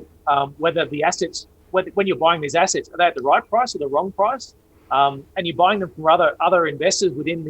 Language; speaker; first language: English; native; English